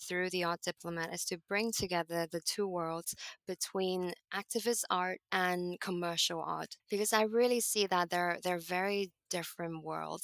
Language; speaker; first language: English; non-native, local second language; Cantonese